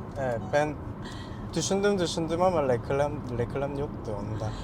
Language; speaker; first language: Turkish; non-native, learner; Korean